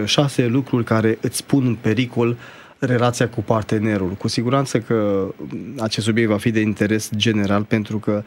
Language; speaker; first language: Romanian; native; Romanian